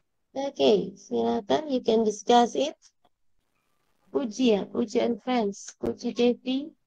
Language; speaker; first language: English; non-native, learner; Indonesian